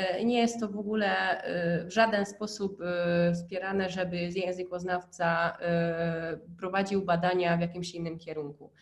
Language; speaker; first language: Polish; non-native, fluent; Hungarian